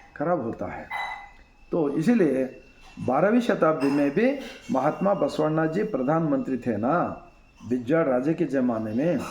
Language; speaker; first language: Hindi; non-native, local second language; Kannada